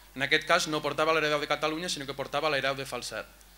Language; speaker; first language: Catalan; native; Catalan